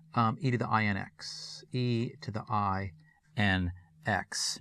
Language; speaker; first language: English; native; English